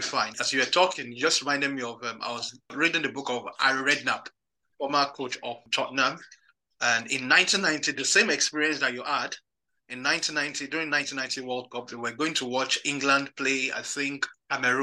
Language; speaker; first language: English; non-native, local second language; Yoruba